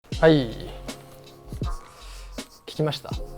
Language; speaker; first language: Japanese; native; Japanese